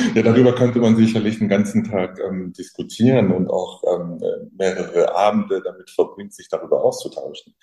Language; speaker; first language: German; early bilingual, other home language; French